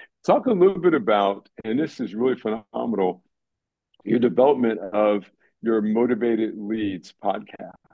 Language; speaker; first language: English; native; English